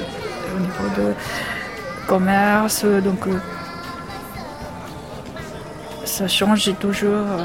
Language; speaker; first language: French; non-native, learner; Japanese